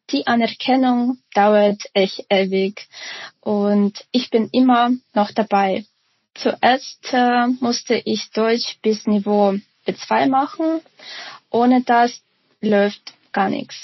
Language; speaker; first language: German; non-native, fluent; Ukrainian